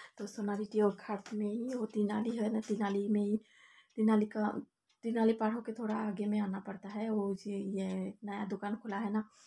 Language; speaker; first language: Hindi; non-native, local second language; Bangla